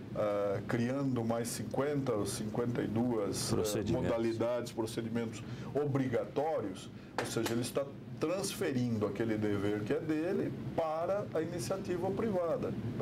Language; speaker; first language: Portuguese; native; Portuguese